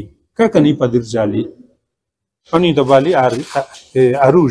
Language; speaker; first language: Russian; non-native, fluent; Spanish